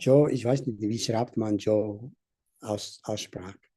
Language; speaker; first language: German; non-native, learner; Tibetan